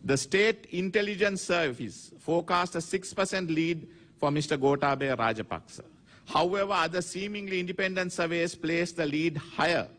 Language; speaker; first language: English; non-native, local second language; Sinhala